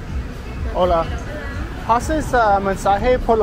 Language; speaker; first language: Spanish; non-native, learner; English